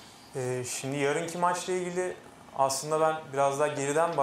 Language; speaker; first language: Turkish; native; Turkish